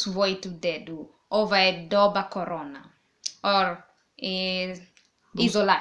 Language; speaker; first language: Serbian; non-native, learner; English